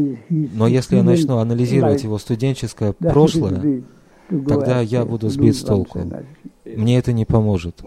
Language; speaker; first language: Russian; native; Russian